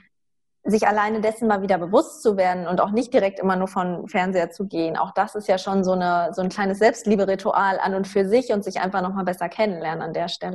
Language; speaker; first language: German; native; German